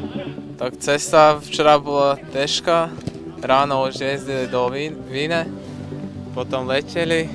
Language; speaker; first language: Slovak; non-native, learner; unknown